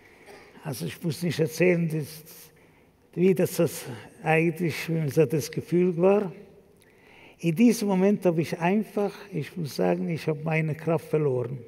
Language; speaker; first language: German; non-native, fluent; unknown